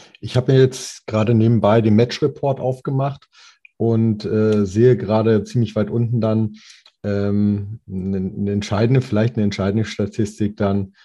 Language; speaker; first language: German; native; German